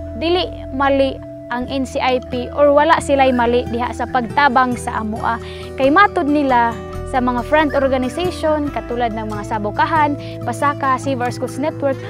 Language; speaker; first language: Cebuano; non-native, local second language; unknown